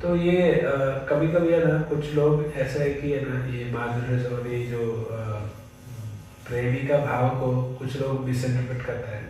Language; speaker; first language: Hindi; non-native, fluent; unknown